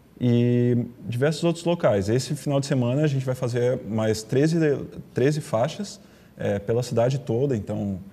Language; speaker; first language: Portuguese; native; Portuguese